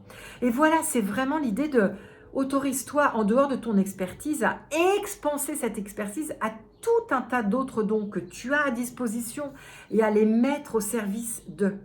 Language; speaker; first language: French; native; French